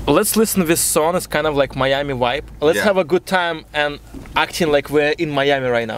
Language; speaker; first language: English; non-native, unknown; Russian